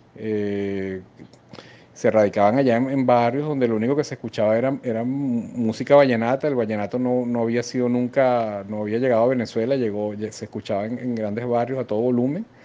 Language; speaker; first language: Spanish; native; Spanish